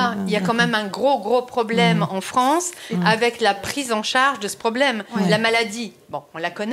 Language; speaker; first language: French; native; French